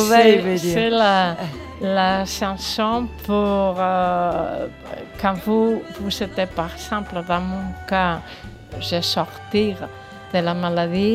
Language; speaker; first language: French; non-native, fluent; Spanish